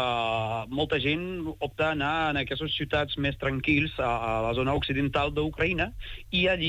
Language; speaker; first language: Catalan; non-native, fluent; Ukrainian